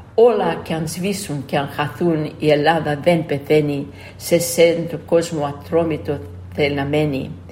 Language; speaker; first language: Greek; early bilingual, other home language; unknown